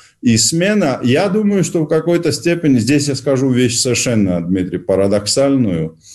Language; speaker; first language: Russian; non-native, local second language; Georgian